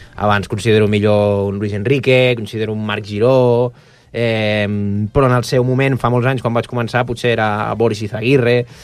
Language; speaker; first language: Catalan; early bilingual, other home language; Spanish